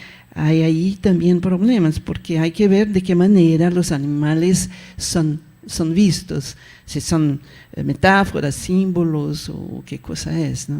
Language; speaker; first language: Spanish; non-native, fluent; Portuguese